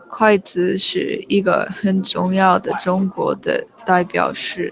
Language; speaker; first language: Chinese; non-native, learner; English